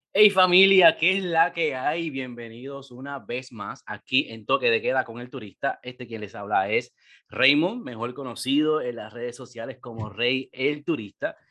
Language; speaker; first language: Spanish; native; Spanish